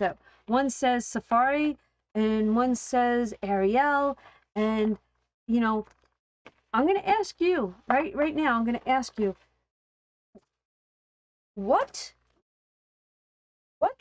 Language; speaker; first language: English; native; English